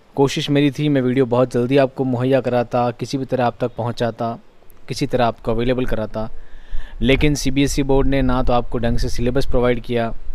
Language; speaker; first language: Hindi; native; Hindi